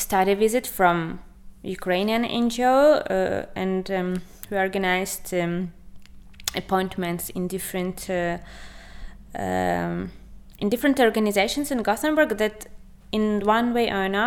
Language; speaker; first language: English; non-native, fluent; Ukrainian